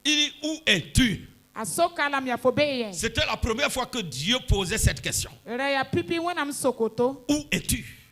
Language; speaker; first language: French; non-native, local second language; Mossi